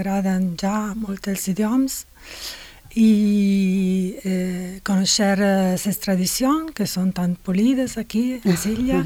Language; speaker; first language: Catalan; non-native, fluent; Italian